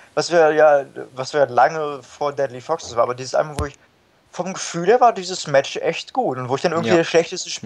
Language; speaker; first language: German; native; German